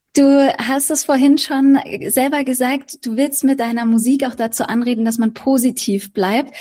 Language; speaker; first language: German; native; German